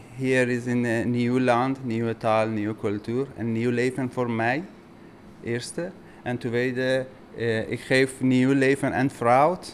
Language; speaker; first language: Dutch; non-native, learner; Persian